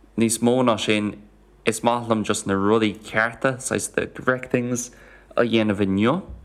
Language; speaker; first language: Irish; non-native, local second language; English